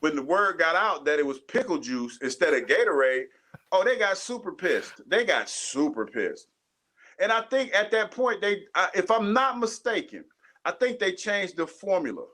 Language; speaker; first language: English; native; English